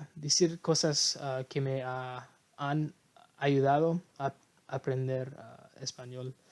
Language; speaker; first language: Spanish; non-native, learner; English